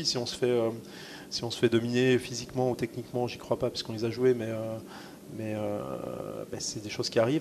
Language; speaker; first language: French; native; French